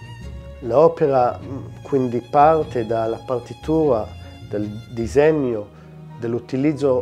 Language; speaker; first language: Italian; non-native, fluent; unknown